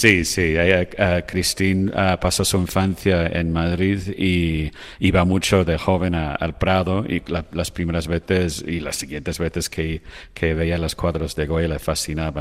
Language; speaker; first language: Spanish; non-native, fluent; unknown